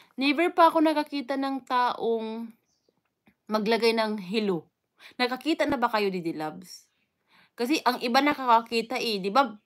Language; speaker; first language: Filipino; non-native, local second language; Waray